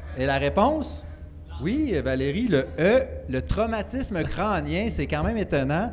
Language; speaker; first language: French; native; French